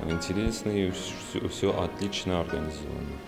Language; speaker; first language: Russian; non-native, fluent; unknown